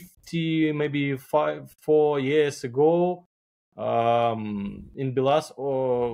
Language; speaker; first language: English; non-native, learner; Belarusian